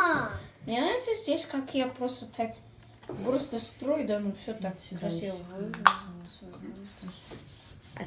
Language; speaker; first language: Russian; early bilingual, other home language; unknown